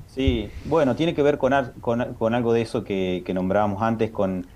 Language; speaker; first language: Spanish; native; Spanish